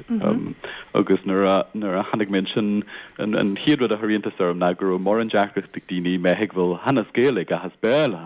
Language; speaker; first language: Irish; non-native, local second language; English